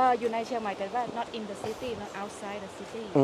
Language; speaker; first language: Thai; native; Thai